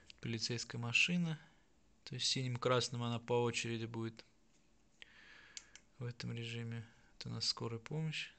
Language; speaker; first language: Russian; native; Russian